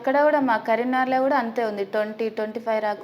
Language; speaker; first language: Telugu; native; Telugu